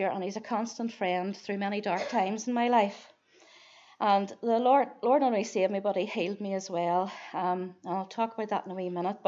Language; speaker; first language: English; native; English